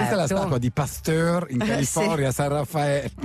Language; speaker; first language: Italian; native; Italian